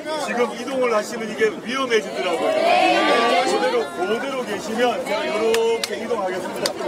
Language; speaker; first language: Korean; native; Korean